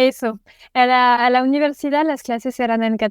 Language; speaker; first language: Spanish; non-native, fluent; French